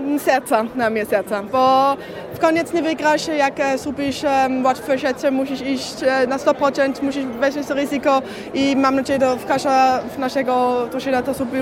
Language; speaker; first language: Polish; early bilingual, heritage; Polish